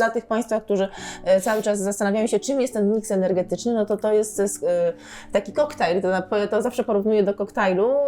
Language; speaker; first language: Polish; native; Polish